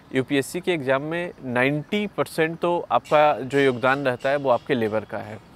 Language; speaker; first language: Hindi; native; Hindi